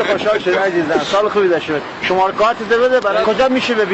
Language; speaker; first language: Persian; native; Persian